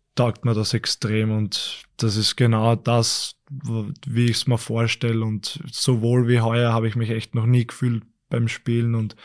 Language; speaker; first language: German; native; German